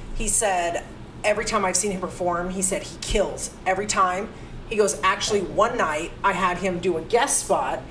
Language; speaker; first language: English; native; English